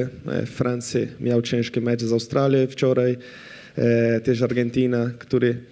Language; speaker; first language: Polish; non-native, fluent; Portuguese